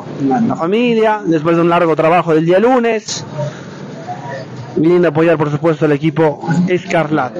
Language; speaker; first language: Spanish; native; Spanish